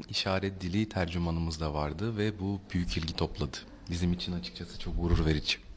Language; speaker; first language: Turkish; native; Turkish